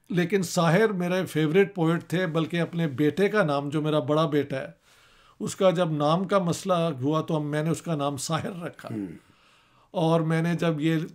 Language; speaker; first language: Urdu; non-native, local second language; Punjabi